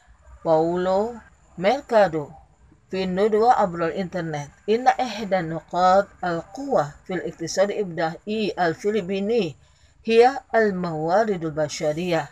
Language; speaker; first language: Arabic; non-native, fluent; Indonesian